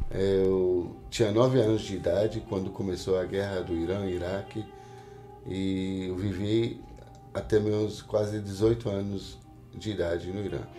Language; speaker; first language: Portuguese; non-native, fluent; Persian